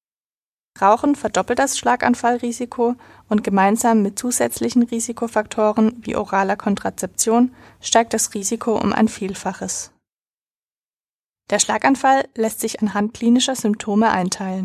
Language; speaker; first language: German; native; German